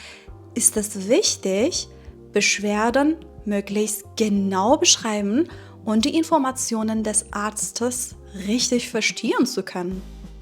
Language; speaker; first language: German; non-native, fluent; Persian